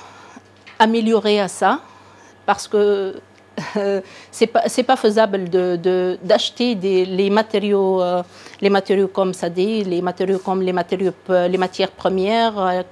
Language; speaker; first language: French; non-native, local second language; Arabic